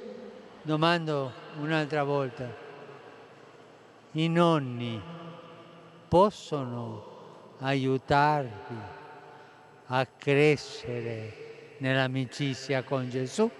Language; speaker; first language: Italian; non-native, fluent; Spanish